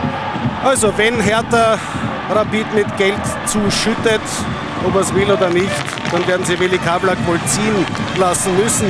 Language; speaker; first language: German; native; German